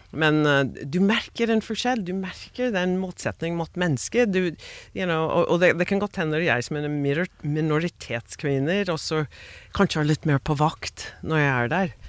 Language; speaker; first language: Norwegian; non-native, fluent; English